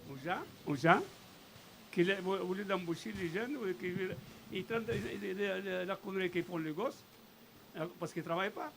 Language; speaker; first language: French; non-native, fluent; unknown